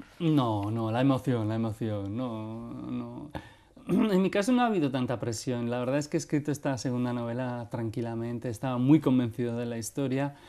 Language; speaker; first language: Spanish; non-native, local second language; Basque